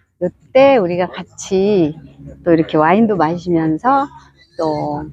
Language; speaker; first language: Korean; native; Korean